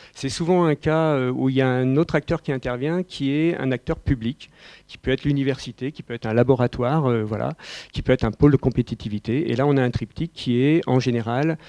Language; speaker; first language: French; native; French